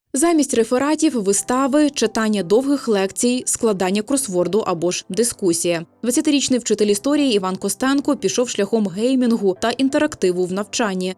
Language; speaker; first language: Ukrainian; native; Ukrainian